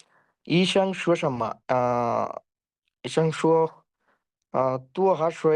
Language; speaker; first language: Chinese; non-native, learner; Bangla